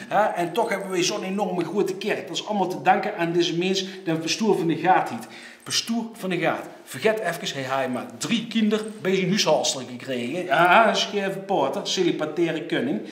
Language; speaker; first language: Dutch; native; Dutch